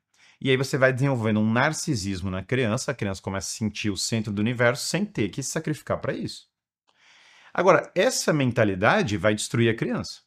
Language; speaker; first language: Portuguese; native; Portuguese